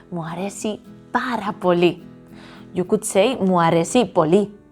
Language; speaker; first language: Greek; non-native, learner; Spanish